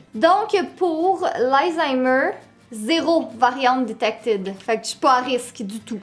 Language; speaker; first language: French; native; French